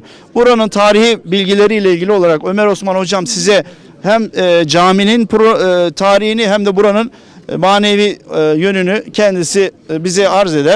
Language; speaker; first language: Turkish; native; Turkish